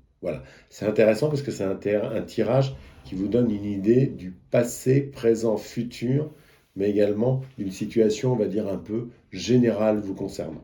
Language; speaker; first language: French; native; French